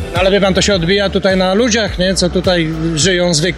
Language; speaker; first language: Polish; native; Polish